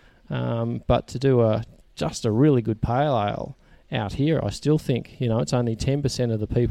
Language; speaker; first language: English; native; English